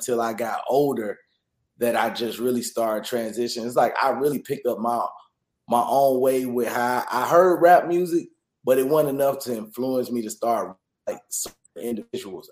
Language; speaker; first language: English; native; English